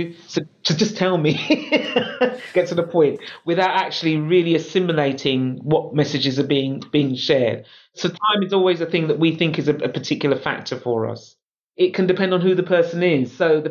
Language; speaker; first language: English; native; English